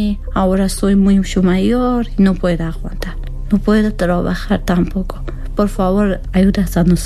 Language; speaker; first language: Spanish; non-native, learner; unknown